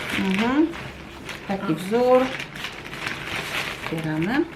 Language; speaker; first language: Polish; native; Polish